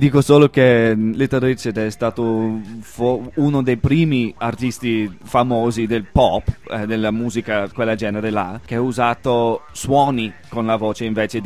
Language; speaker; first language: Italian; non-native, fluent; English